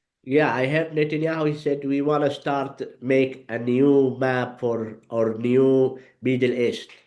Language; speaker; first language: English; non-native, learner; Arabic